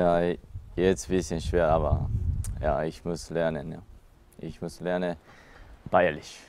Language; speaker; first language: German; non-native, learner; Japanese